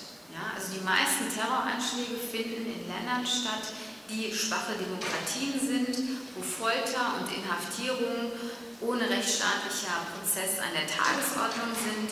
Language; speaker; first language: German; early bilingual, other home language; Turkish